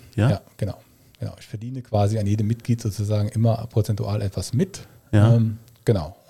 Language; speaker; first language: German; native; German